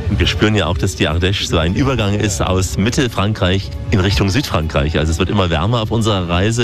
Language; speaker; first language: German; native; German